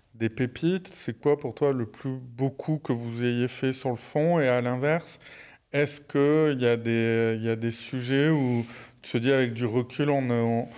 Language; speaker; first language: French; native; French